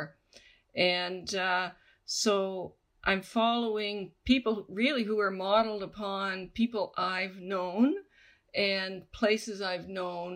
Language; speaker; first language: English; native; English